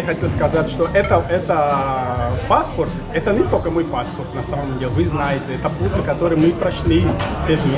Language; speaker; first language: Russian; non-native, learner; Portuguese